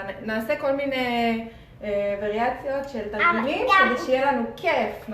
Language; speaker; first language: Hebrew; native; Hebrew